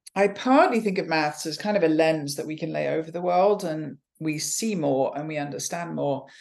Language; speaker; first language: English; native; English